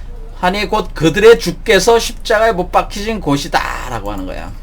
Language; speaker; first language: Korean; native; Korean